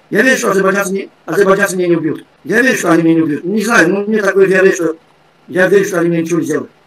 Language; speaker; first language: Russian; non-native, local second language; Armenian